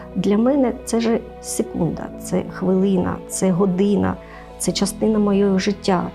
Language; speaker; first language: Ukrainian; native; Ukrainian